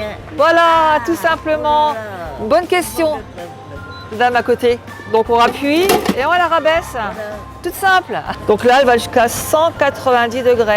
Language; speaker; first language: French; native; French